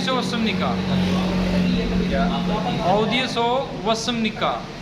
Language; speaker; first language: Korean; non-native, fluent; Urdu